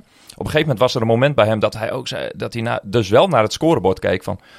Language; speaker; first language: Dutch; native; Dutch